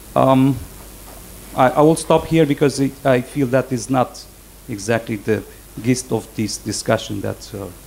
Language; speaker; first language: English; non-native, fluent; Romanian